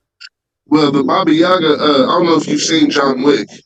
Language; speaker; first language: English; native; English